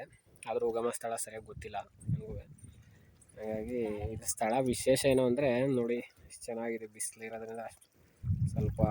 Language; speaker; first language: Kannada; native; Kannada